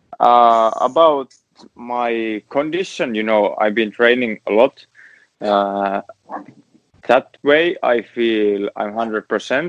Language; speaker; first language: English; non-native, learner; Finnish